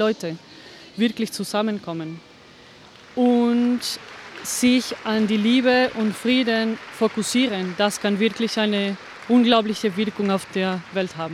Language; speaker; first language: German; non-native, fluent; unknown